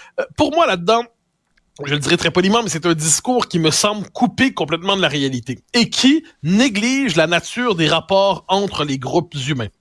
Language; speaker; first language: French; native; French